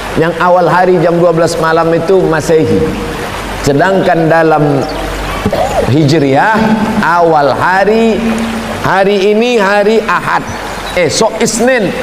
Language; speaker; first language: Malay; native; Malay